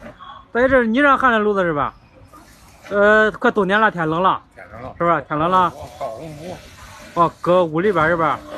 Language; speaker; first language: Chinese; native; Chinese